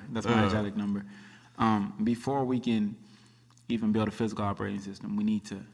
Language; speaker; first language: English; early bilingual, other home language; Akan